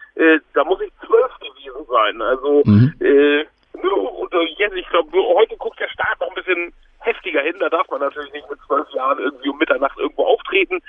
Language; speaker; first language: German; native; German